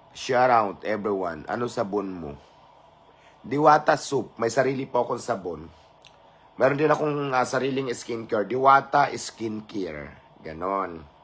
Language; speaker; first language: Filipino; non-native, local second language; Cebuano